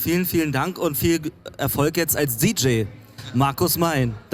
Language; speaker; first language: German; native; German